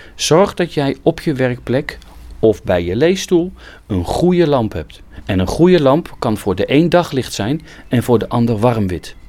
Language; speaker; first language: Dutch; native; Dutch